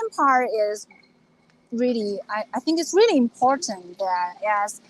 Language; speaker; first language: English; non-native, fluent; Chinese